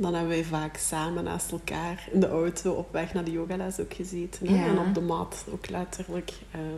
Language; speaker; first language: Dutch; native; Dutch